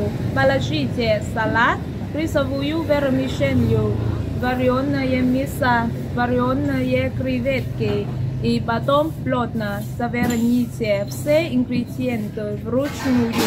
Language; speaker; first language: Russian; non-native, learner; Vietnamese